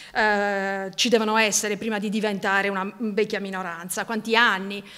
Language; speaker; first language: Italian; native; Italian